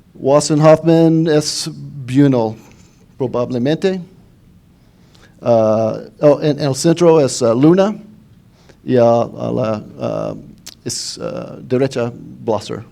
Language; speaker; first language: Spanish; non-native, fluent; English